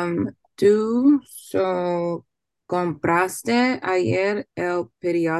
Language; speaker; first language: Spanish; non-native, learner; English